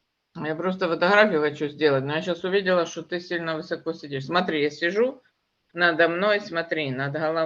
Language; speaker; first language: Russian; native; Russian